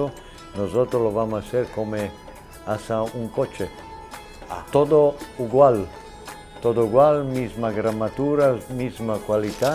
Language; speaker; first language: Spanish; non-native, learner; Italian